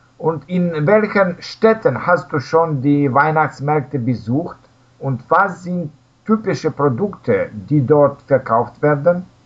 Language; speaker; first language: German; non-native, learner; Russian